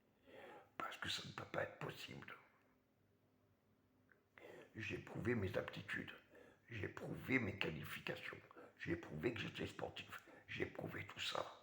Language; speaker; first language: French; native; French